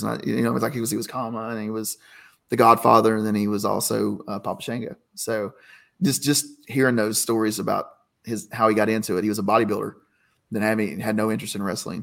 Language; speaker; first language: English; native; English